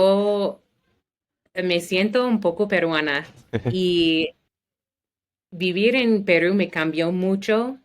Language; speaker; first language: Spanish; non-native, learner; English